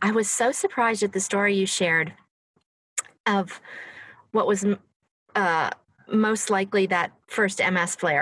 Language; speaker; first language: English; native; English